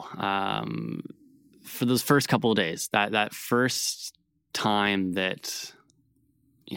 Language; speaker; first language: English; native; English